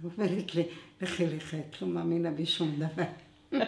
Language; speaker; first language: Hebrew; non-native, fluent; Arabic